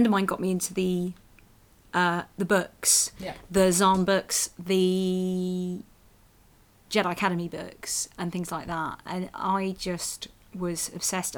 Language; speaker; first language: English; native; English